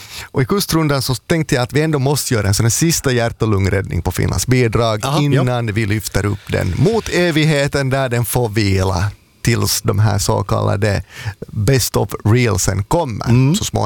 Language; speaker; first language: Swedish; native; Swedish